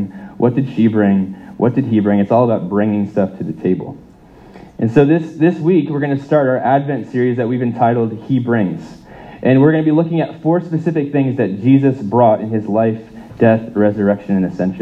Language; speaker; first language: English; native; English